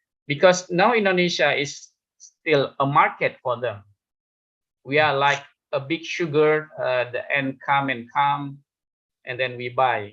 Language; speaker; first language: English; non-native, fluent; Indonesian